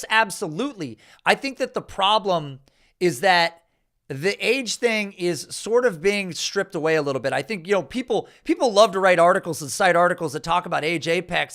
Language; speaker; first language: English; native; English